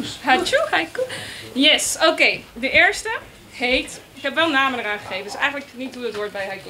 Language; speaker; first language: Dutch; native; Dutch